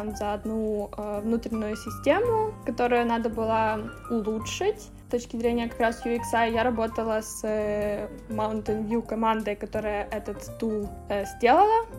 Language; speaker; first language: Russian; non-native, local second language; Ukrainian